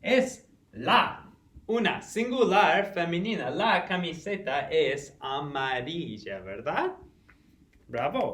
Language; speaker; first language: Spanish; non-native, fluent; English